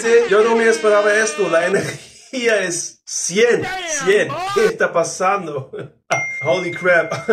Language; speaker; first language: Spanish; non-native, fluent; English